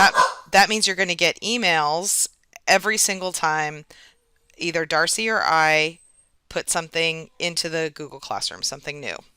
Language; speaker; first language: English; native; English